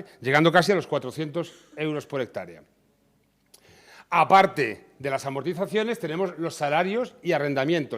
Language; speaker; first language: Spanish; native; Spanish